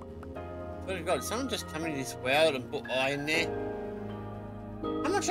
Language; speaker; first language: English; native; English